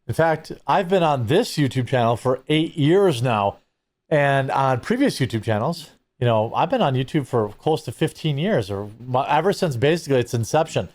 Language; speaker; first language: English; native; English